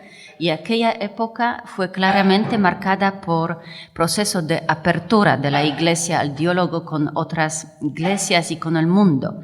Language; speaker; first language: Spanish; non-native, fluent; Polish